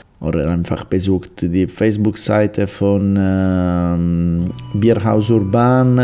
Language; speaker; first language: German; non-native, learner; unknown